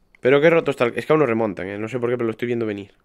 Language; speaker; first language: Spanish; native; Spanish